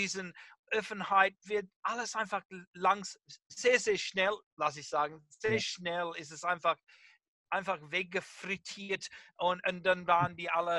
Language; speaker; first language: German; non-native, fluent; English